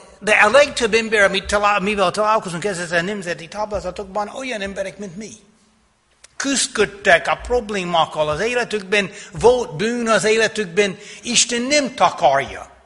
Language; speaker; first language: Hungarian; non-native, fluent; English